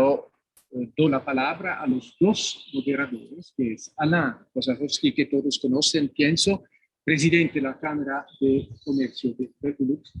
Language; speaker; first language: Spanish; non-native, fluent; French